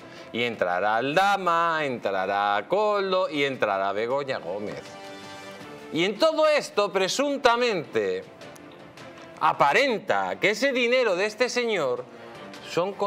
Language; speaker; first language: Spanish; native; Spanish